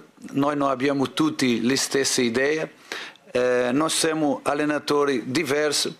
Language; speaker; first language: Italian; non-native, fluent; Portuguese